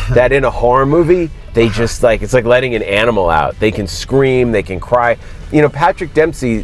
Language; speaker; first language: English; native; English